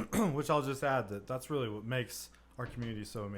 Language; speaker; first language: English; native; English